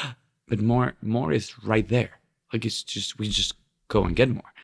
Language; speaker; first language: English; non-native, fluent; Spanish